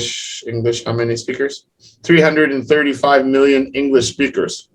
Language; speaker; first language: English; non-native, fluent; French